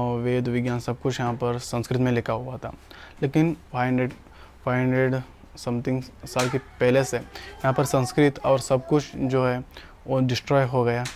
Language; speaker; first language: Hindi; non-native, local second language; Kannada